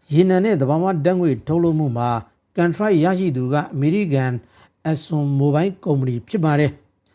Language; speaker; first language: Burmese; native; Burmese